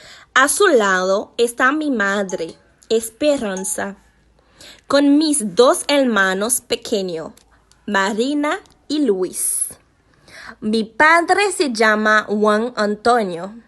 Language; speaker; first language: Spanish; non-native, learner; Haitian Creole